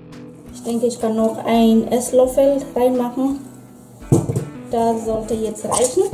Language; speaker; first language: German; non-native, fluent; Swahili